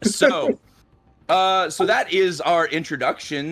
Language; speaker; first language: English; native; English